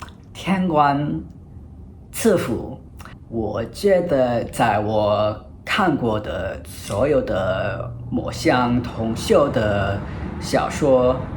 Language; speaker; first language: Chinese; non-native, fluent; English